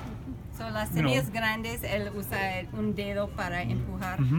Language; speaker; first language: Spanish; non-native, fluent; English